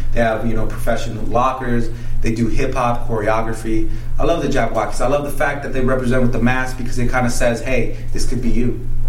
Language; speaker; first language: English; early bilingual, other home language; Spanish